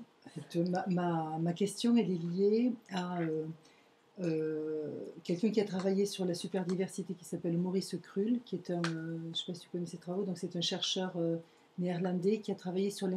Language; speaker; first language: French; native; French